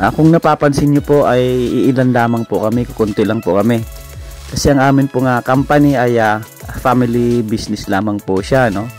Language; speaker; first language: Filipino; non-native, local second language; Cebuano